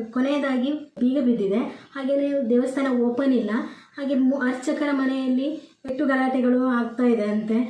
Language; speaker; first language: Kannada; non-native, local second language; Tulu